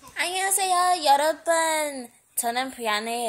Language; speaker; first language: Korean; non-native, learner; English